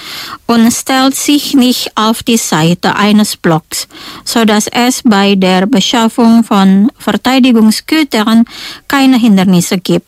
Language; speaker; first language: German; non-native, fluent; Indonesian